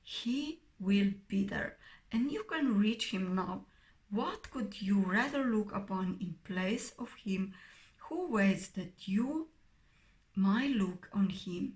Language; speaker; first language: English; non-native, fluent; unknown